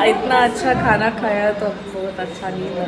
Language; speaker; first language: Hindi; non-native, local second language; Telugu